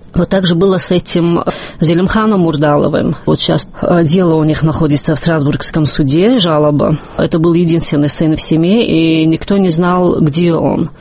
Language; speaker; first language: Russian; non-native, local second language; Chechen